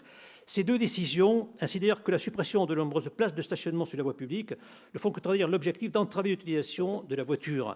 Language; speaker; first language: French; native; French